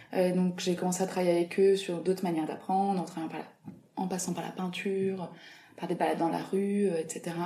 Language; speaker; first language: French; native; French